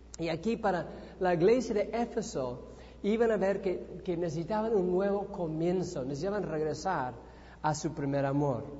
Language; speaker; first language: Spanish; non-native, fluent; English